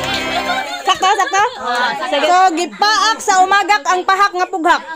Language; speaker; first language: Cebuano; native; Cebuano